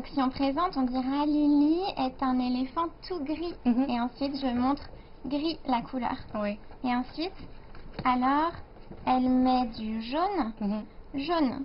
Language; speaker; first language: French; native; French